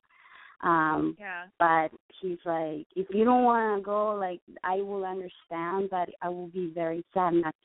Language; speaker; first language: English; non-native, fluent; Spanish